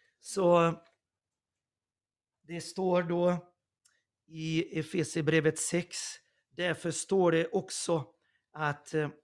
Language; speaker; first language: Swedish; non-native, fluent; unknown